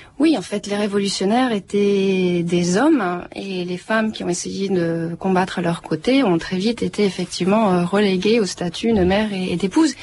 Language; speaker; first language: French; native; French